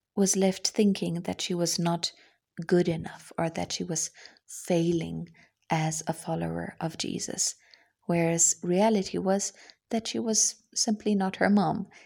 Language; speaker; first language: English; non-native, fluent; German